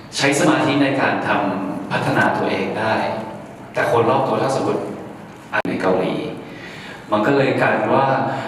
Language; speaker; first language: Thai; early bilingual, heritage; Thai